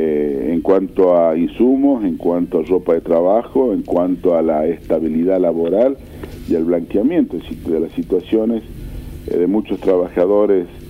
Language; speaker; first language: Spanish; native; Spanish